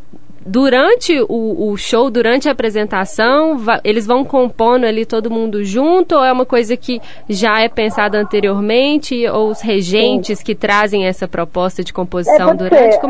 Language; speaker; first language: Portuguese; native; Portuguese